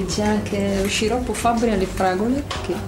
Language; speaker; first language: Italian; native; Italian